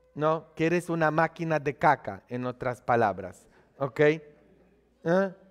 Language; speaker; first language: Spanish; non-native, fluent; Polish